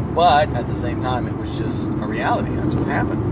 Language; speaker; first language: English; early bilingual, other home language; Spanish